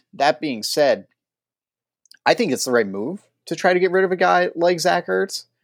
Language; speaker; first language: English; native; English